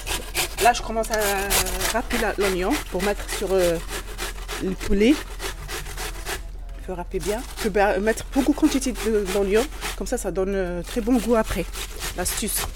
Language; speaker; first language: French; non-native, learner; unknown